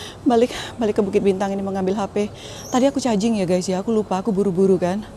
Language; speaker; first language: Indonesian; native; Indonesian